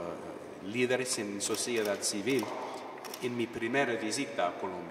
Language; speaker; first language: Spanish; non-native, fluent; English